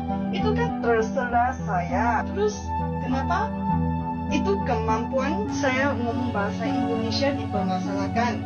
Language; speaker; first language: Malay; non-native, fluent; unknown